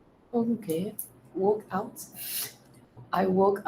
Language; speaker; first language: English; non-native, learner; Chinese